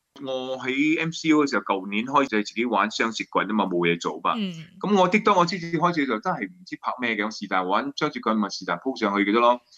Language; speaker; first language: Cantonese; native; Cantonese